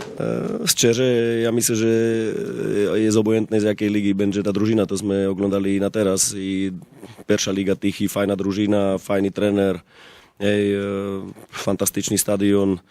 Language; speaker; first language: Polish; non-native, learner; Slovak